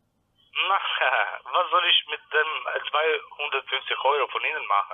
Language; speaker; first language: German; non-native, learner; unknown